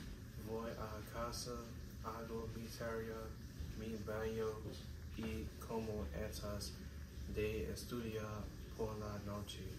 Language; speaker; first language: Spanish; non-native, learner; English